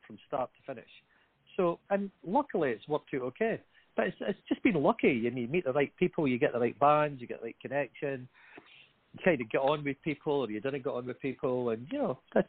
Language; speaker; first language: English; native; English